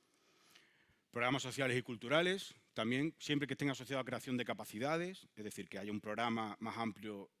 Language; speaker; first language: Spanish; native; Spanish